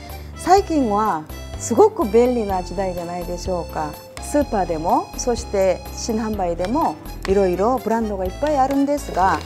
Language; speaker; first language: Japanese; non-native, fluent; Korean